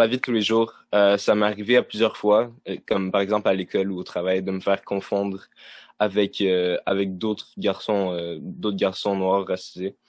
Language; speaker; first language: French; native; French